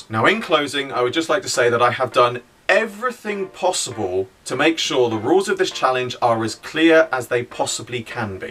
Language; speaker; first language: English; native; English